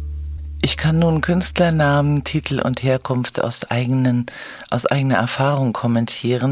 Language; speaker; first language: German; native; German